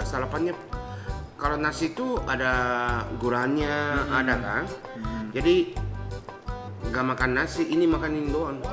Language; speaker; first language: Indonesian; non-native, fluent; Japanese